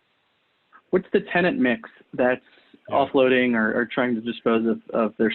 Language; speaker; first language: English; native; English